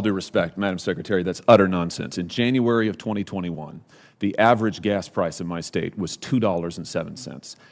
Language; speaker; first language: English; native; English